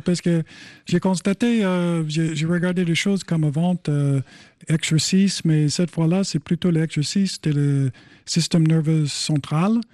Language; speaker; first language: French; non-native, fluent; English